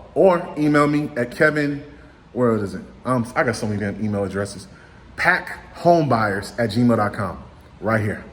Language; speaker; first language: English; native; English